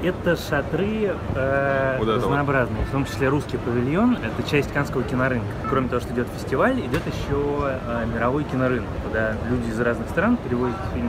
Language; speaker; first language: Russian; native; Russian